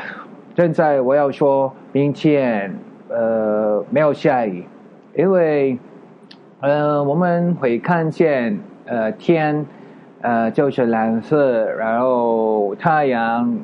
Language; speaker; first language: Chinese; non-native, learner; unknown